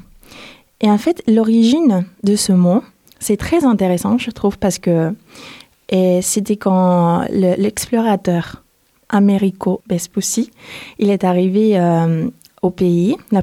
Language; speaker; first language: French; non-native, fluent; Spanish